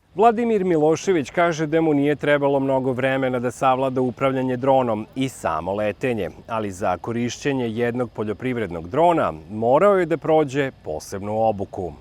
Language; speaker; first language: Serbian; native; Serbian